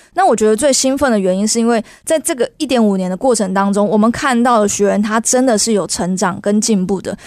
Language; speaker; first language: Chinese; native; Chinese